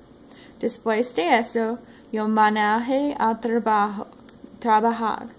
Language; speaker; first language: Spanish; non-native, learner; English